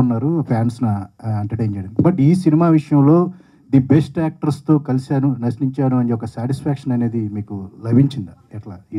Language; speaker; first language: Telugu; native; Telugu